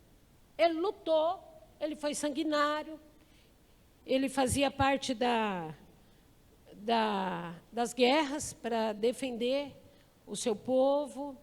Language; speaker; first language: Portuguese; native; Portuguese